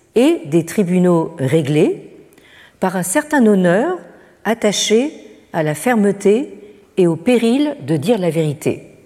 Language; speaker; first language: French; native; French